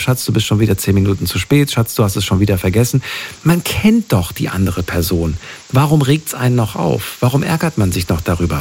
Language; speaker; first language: German; native; German